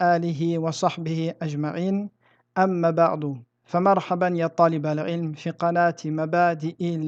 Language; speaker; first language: Arabic; non-native, fluent; French